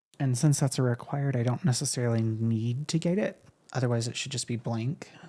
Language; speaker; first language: English; native; English